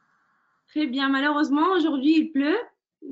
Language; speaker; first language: French; non-native, fluent; Spanish